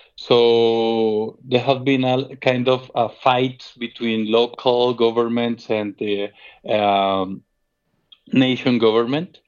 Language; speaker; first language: English; non-native, fluent; Spanish